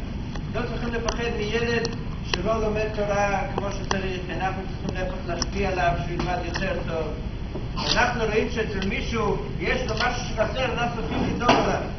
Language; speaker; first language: Hebrew; non-native, fluent; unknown